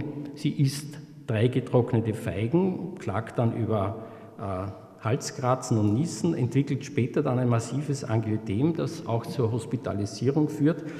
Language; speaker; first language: German; native; German